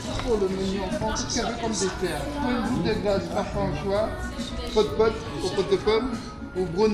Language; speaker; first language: French; native; French